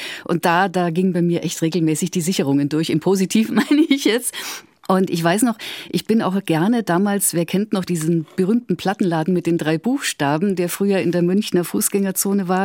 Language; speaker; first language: German; native; German